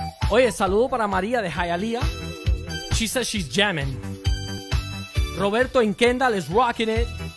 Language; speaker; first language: English; early bilingual, other home language; Spanish